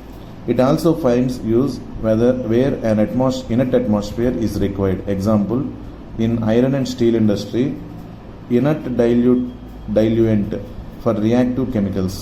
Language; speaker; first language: English; non-native, local second language; Telugu